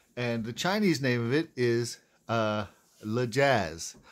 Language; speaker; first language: English; native; English